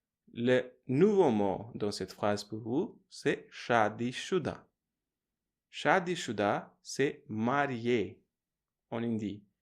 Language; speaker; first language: French; non-native, fluent; Hindi